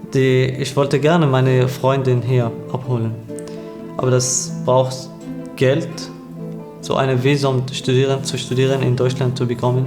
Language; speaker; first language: German; non-native, learner; Arabic